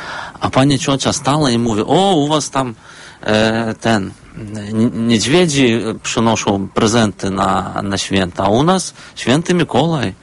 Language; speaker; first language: Polish; non-native, fluent; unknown